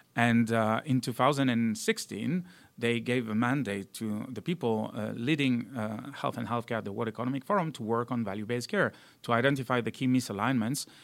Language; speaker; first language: English; non-native, fluent; French